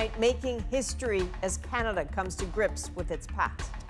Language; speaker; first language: English; native; English